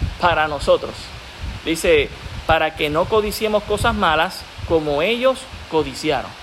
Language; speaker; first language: Spanish; native; Spanish